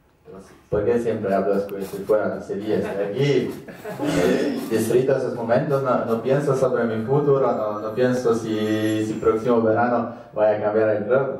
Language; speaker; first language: Spanish; non-native, learner; Polish